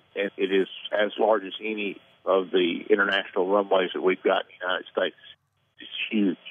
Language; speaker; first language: English; native; English